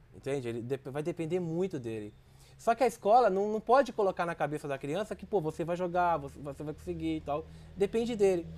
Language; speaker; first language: Portuguese; native; Portuguese